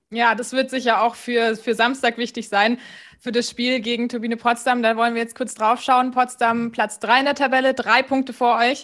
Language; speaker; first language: German; native; German